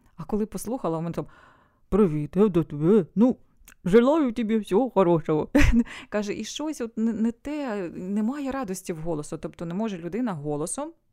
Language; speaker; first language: Ukrainian; non-native, local second language; Russian